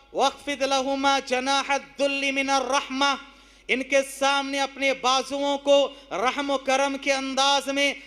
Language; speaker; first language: Urdu; native; Urdu